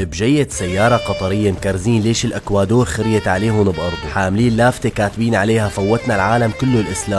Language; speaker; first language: Arabic; native; Arabic